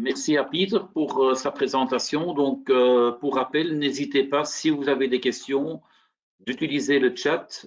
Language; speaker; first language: French; native; French